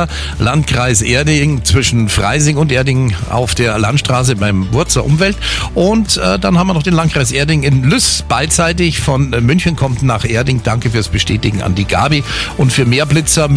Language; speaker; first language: German; native; German